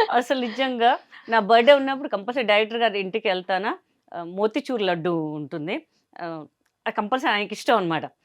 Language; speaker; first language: Telugu; non-native, local second language; Hindi